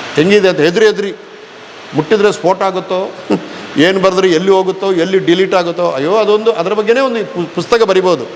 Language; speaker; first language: Kannada; native; Kannada